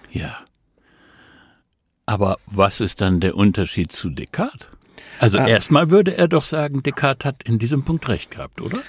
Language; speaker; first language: German; native; German